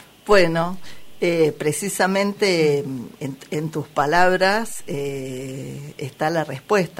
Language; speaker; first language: Spanish; native; Spanish